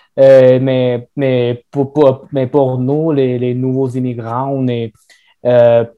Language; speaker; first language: French; non-native, fluent; Chinese